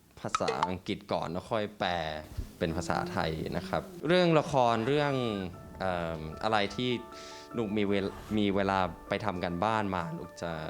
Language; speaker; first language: Thai; early bilingual, heritage; English